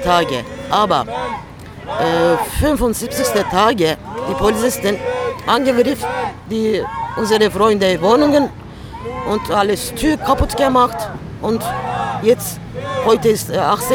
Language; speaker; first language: German; non-native, learner; Turkish